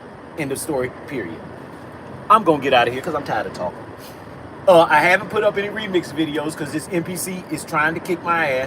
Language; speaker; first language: English; native; English